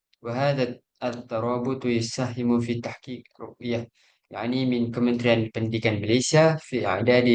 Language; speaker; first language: Arabic; non-native, learner; Malay